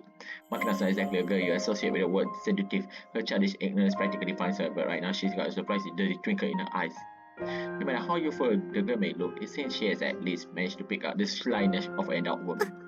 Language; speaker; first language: English; non-native, local second language; Malay